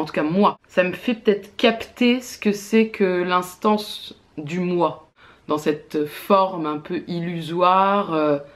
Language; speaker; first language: French; native; French